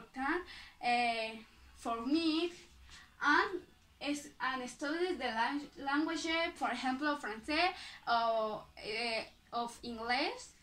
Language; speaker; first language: English; non-native, learner; Spanish